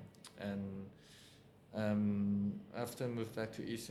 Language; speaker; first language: English; non-native, local second language; Cantonese